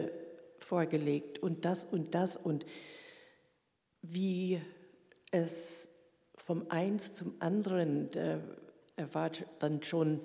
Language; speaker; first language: German; early bilingual, heritage; German